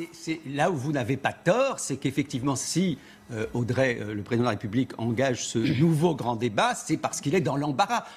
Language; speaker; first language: French; early bilingual, other home language; Polish